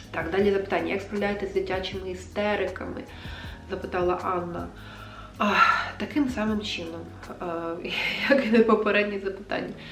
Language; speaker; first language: Ukrainian; non-native, local second language; Russian